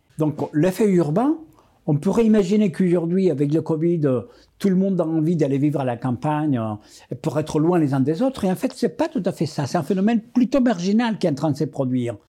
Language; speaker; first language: French; non-native, fluent; Spanish